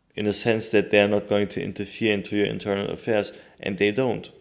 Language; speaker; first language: English; non-native, fluent; Turkish